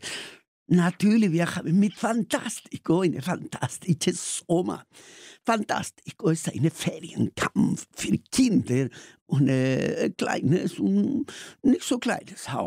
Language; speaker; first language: German; non-native, learner; Spanish